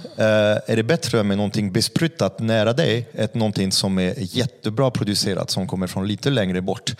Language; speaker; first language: Swedish; non-native, fluent; French